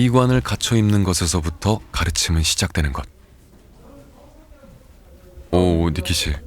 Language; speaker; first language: Korean; native; Korean